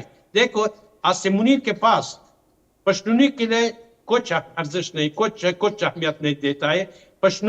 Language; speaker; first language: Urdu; non-native, learner; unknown